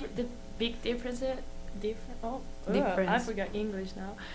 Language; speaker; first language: English; non-native, fluent; Italian